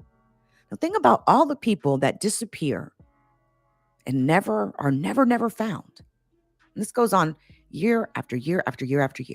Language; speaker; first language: English; native; English